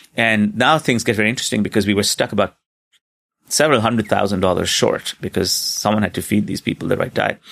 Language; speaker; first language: English; non-native, local second language; Hindi